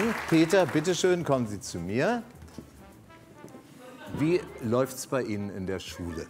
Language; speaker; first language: German; native; German